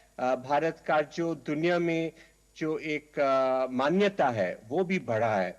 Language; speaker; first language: Hindi; native; Hindi